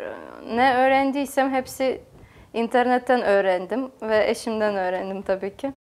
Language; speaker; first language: Turkish; non-native, fluent; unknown